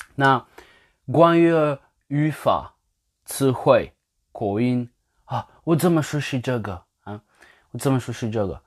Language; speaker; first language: Chinese; non-native, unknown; French